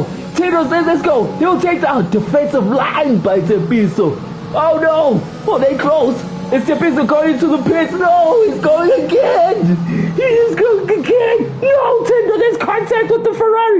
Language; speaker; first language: English; non-native, local second language; Zulu